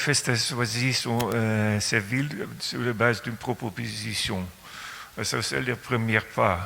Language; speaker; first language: French; non-native, fluent; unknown